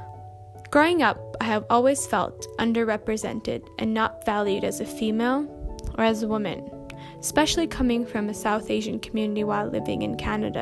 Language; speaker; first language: English; native; English